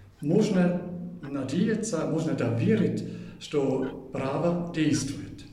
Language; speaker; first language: Russian; non-native, fluent; German